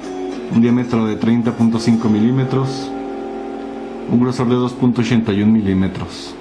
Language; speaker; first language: Spanish; native; Spanish